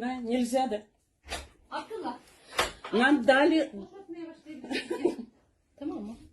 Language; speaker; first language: Russian; non-native, learner; Turkish